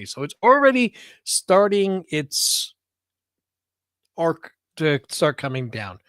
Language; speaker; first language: English; native; English